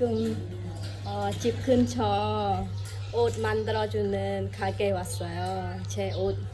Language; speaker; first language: Korean; non-native, fluent; Khmer